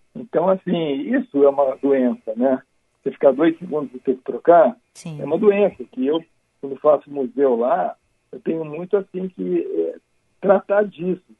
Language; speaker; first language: Portuguese; native; Portuguese